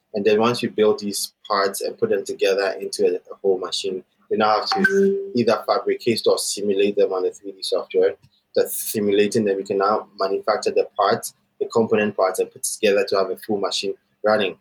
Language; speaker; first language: English; non-native, local second language; Akan